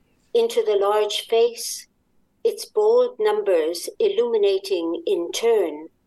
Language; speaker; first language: English; native; English